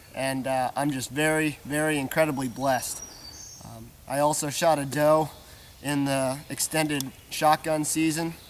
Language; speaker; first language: English; native; English